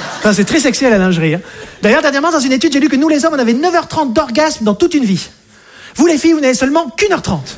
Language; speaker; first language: French; native; French